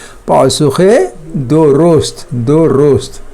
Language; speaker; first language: Persian; non-native, fluent; Kashmiri